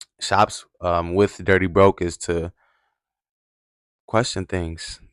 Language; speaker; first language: English; native; English